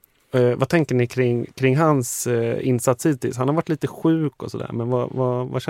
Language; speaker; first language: Swedish; native; Swedish